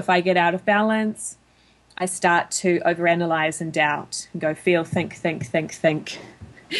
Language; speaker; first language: English; native; English